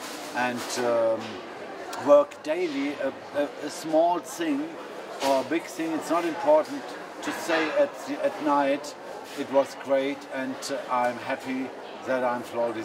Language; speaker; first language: English; non-native, fluent; German